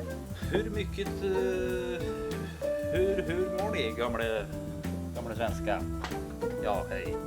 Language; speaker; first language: Swedish; non-native, learner; Norwegian